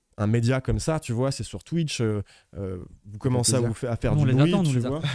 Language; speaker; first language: French; native; French